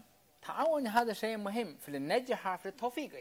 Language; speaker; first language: Arabic; non-native, learner; Chinese